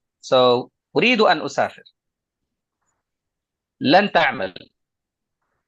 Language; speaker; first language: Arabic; non-native, fluent; Urdu